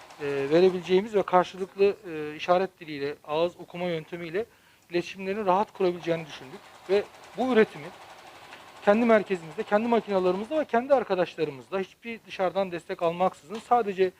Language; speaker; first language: Turkish; native; Turkish